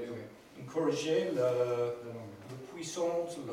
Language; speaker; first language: French; non-native, learner; English